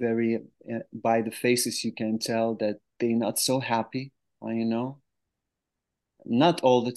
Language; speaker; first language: English; non-native, fluent; Arabic